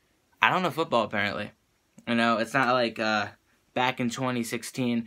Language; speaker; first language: English; native; English